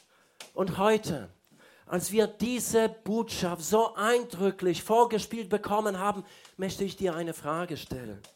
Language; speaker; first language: German; non-native, fluent; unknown